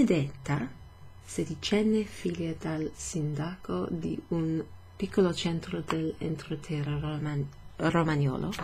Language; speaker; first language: Italian; non-native, fluent; English